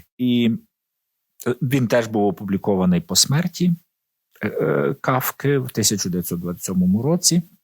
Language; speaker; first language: Ukrainian; native; Ukrainian